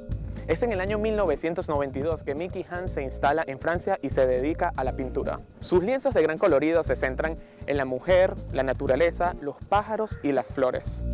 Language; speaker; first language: Spanish; native; Spanish